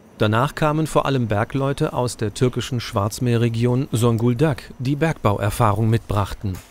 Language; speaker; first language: German; native; German